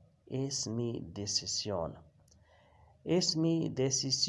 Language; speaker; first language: Spanish; non-native, fluent; Urdu